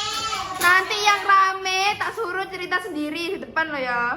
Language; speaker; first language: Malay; non-native, local second language; Javanese